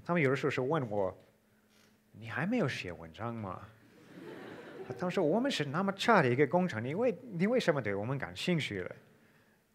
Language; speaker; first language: Chinese; non-native, fluent; English